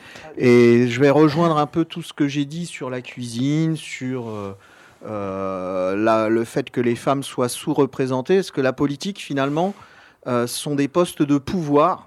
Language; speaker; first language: French; native; French